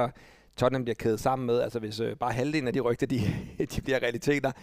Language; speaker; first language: Danish; native; Danish